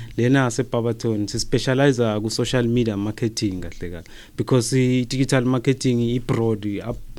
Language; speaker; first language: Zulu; non-native, local second language; Swati